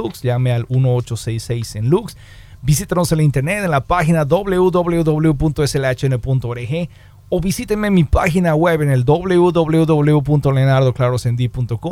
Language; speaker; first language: Spanish; native; Spanish